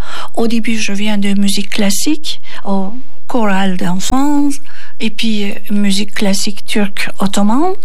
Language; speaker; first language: French; non-native, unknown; Turkish